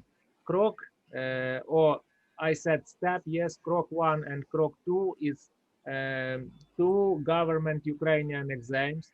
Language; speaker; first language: English; non-native, learner; Ukrainian